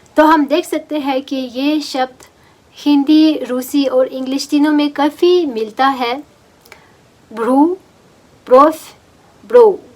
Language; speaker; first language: Hindi; non-native, local second language; Russian